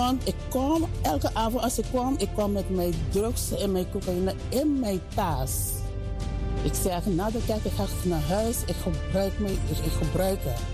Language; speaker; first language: Dutch; non-native, learner; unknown